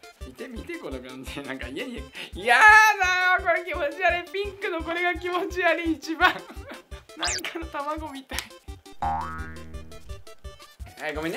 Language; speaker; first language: Japanese; native; Japanese